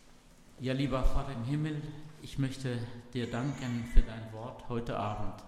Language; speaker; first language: German; non-native, fluent; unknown